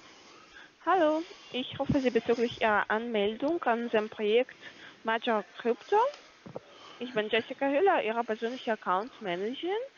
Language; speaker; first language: German; non-native, learner; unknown